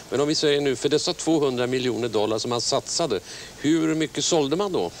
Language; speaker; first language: Swedish; native; Swedish